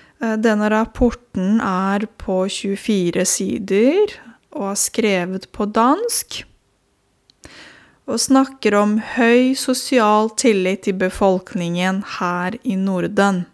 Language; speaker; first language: Norwegian; non-native, fluent; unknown